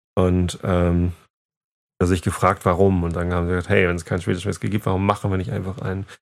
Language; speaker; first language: English; non-native, fluent; German